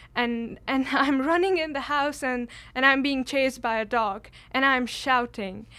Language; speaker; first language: English; non-native, local second language; Kashmiri